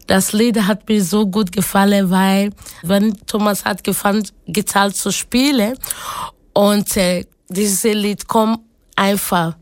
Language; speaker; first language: German; non-native, learner; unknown